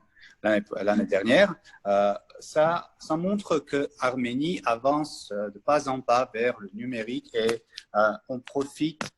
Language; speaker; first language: French; non-native, fluent; Armenian